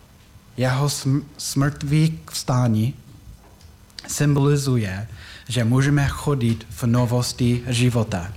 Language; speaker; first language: Czech; non-native, learner; English